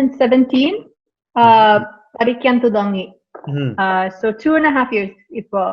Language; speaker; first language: Malayalam; non-native, learner; English